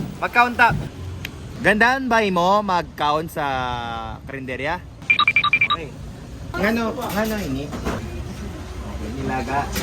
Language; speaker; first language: Cebuano; non-native, learner; Korean